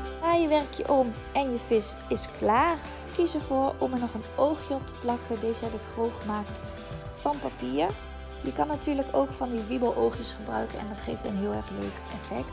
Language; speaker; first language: Dutch; native; Dutch